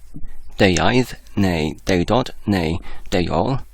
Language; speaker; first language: Welsh; non-native, learner; English